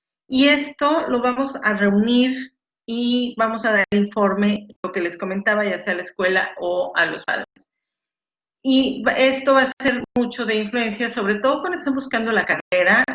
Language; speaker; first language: Spanish; native; Spanish